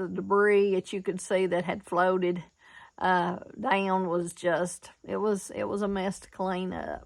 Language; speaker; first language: English; native; English